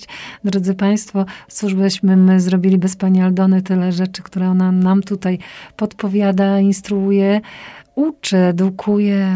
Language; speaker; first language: Polish; native; Polish